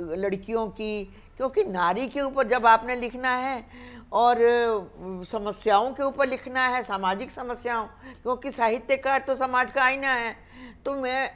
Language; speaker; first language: Hindi; native; Hindi